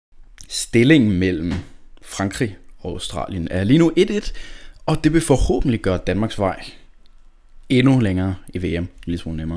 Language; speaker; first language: Danish; native; Danish